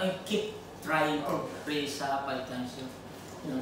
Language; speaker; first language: English; non-native, learner; Filipino